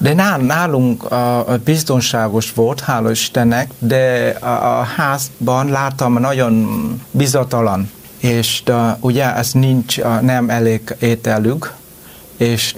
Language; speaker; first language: Hungarian; non-native, learner; Vietnamese